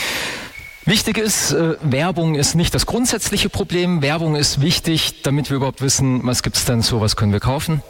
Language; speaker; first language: German; native; German